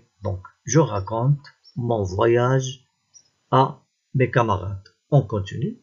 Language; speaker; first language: French; non-native, local second language; Arabic